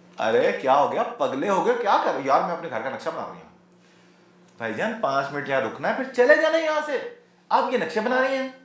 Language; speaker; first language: Urdu; non-native, local second language; Punjabi